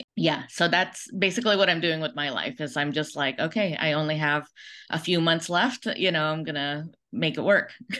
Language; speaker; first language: English; early bilingual, other home language; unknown